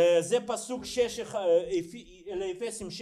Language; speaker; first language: Hebrew; non-native, fluent; Russian